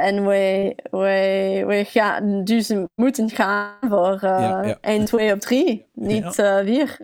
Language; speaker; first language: Dutch; early bilingual, heritage; English